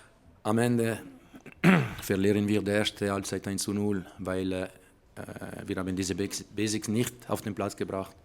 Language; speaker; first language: German; non-native, fluent; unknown